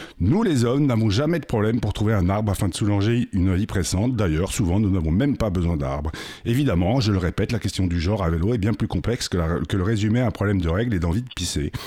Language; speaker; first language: French; native; French